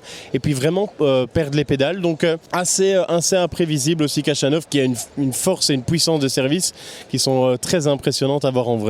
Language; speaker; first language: French; native; French